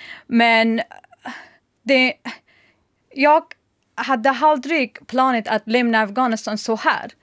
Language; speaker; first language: Swedish; non-native, learner; Persian